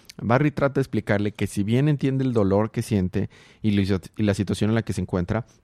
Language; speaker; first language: Spanish; native; Spanish